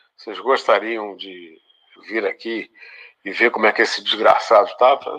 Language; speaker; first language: Portuguese; native; Portuguese